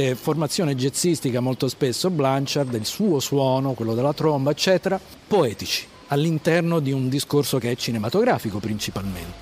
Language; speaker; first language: Italian; native; Italian